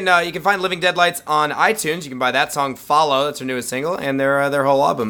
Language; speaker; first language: English; native; English